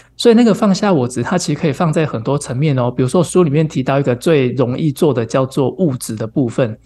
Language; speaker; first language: Chinese; native; Chinese